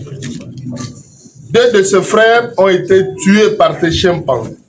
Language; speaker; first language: French; non-native, local second language; Lingala